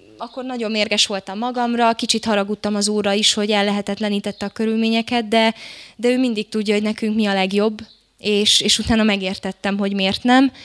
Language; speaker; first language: Hungarian; native; Hungarian